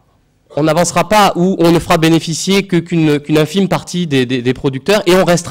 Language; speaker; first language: French; native; French